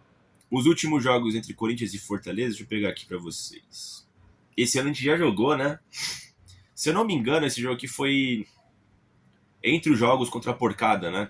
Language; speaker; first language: Portuguese; native; Portuguese